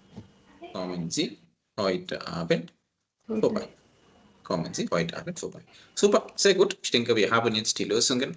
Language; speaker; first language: German; non-native, fluent; Tamil